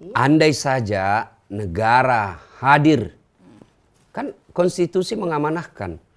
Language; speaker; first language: Indonesian; native; Indonesian